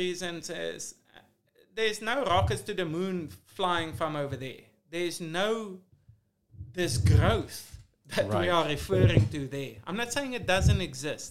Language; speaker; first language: English; non-native, fluent; Afrikaans